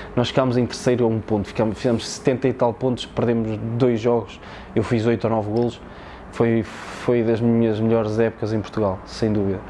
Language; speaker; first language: Portuguese; native; Portuguese